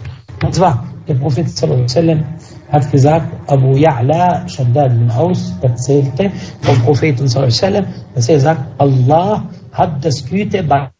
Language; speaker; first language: German; non-native, fluent; Arabic